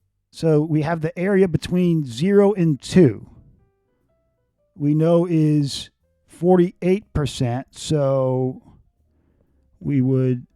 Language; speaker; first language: English; native; English